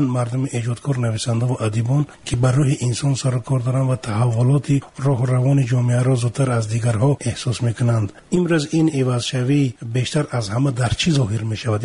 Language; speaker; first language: Tajik; native; Tajik